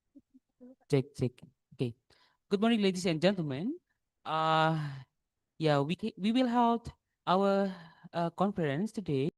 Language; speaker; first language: English; non-native, local second language; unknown